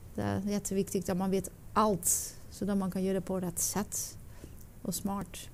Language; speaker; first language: Swedish; non-native, learner; Dutch